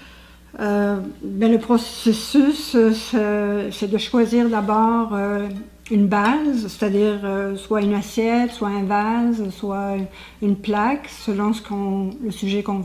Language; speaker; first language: French; native; French